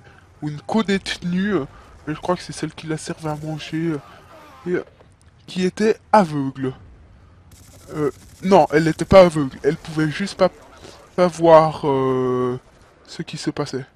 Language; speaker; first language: French; native; French